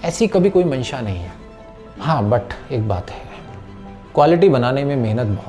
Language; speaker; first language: Hindi; native; Hindi